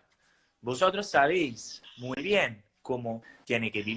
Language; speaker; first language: Spanish; non-native, fluent; Italian